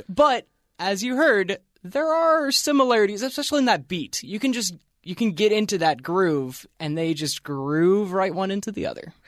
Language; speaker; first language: English; native; English